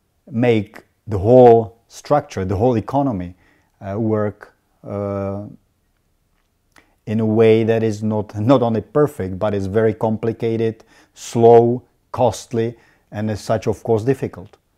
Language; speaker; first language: English; non-native, fluent; Czech